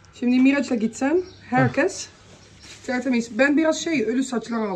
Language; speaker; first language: Turkish; early bilingual, heritage; Dutch